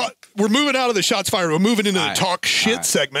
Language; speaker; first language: English; native; English